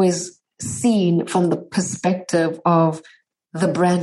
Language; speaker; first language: English; native; English